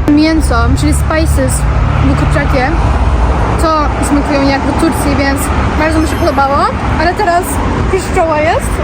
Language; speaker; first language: Polish; non-native, learner; Turkish